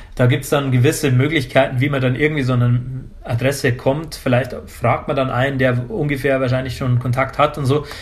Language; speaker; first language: German; native; German